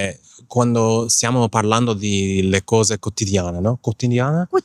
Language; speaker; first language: Italian; non-native, learner; English